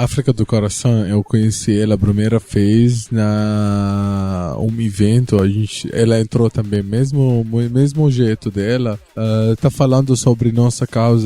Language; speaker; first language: Portuguese; non-native, learner; Arabic